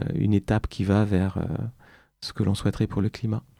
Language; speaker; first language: French; native; French